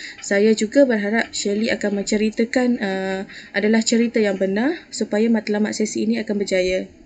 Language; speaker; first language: Malay; native; Malay